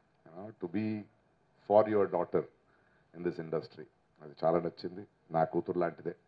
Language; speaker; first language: Telugu; native; Telugu